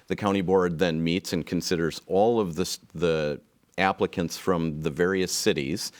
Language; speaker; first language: English; native; English